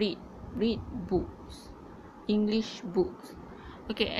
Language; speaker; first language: English; non-native, learner; Malay